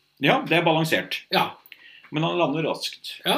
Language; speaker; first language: Norwegian; native; Norwegian